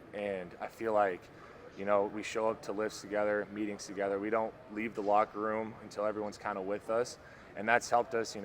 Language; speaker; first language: English; native; English